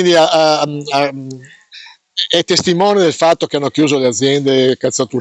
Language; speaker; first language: Italian; native; Italian